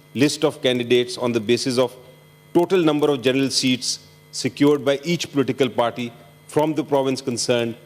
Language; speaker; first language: English; non-native, local second language; Urdu